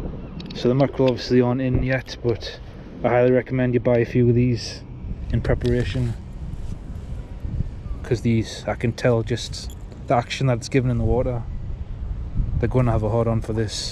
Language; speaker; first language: English; native; English